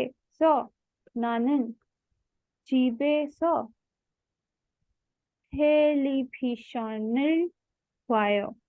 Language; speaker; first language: Korean; non-native, learner; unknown